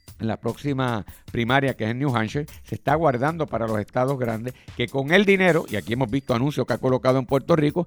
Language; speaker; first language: Spanish; native; Spanish